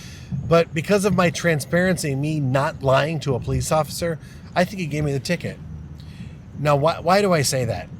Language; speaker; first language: English; native; English